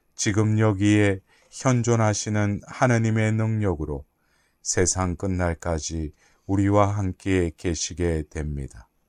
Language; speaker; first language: Korean; native; Korean